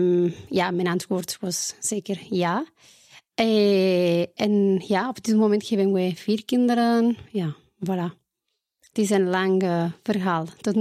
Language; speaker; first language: Dutch; non-native, fluent; Spanish